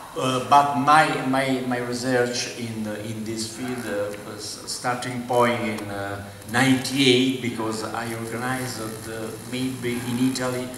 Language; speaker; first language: English; non-native, learner; Italian